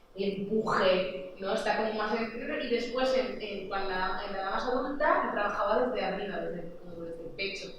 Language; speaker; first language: Spanish; non-native, local second language; Catalan